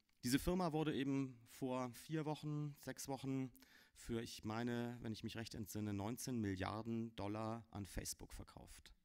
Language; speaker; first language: German; native; German